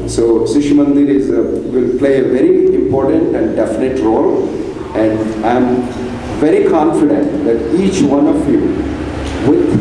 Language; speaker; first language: English; non-native, local second language; Telugu